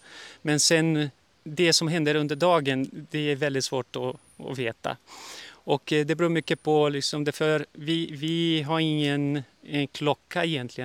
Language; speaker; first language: Swedish; early bilingual, heritage; Portuguese